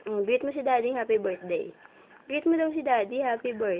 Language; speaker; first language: Filipino; native; Filipino